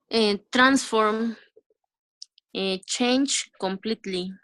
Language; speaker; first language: English; non-native, learner; Spanish